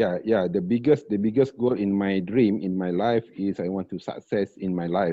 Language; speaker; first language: English; non-native, learner; Malay